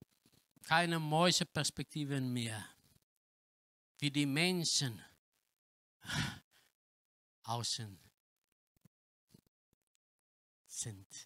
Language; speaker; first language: German; non-native, learner; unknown